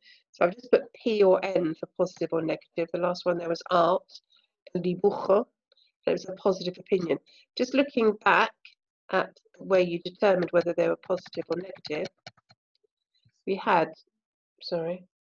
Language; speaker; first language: English; native; English